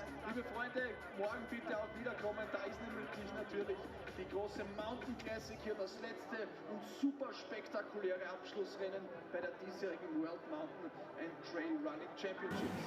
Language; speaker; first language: German; native; German